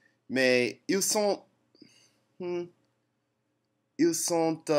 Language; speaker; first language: French; non-native, learner; English